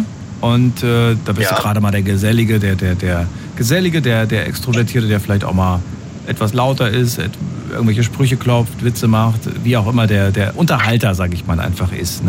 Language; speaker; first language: German; native; German